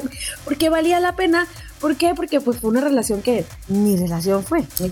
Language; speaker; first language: Spanish; native; Spanish